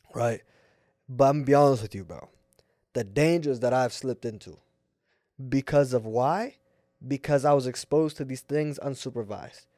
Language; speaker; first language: English; native; English